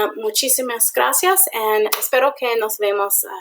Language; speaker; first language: Spanish; non-native, learner; English